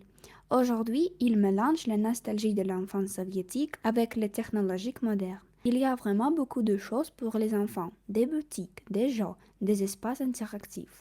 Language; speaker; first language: French; non-native, fluent; Russian